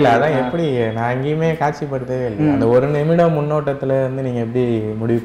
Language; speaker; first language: Tamil; native; Tamil